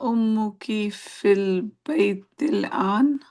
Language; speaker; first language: Arabic; non-native, learner; English